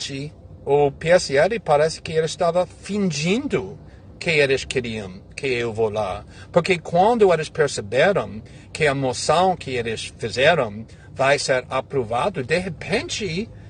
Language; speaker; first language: Portuguese; non-native, fluent; English